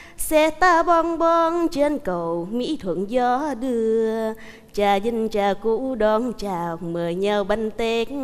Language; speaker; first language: Vietnamese; native; Vietnamese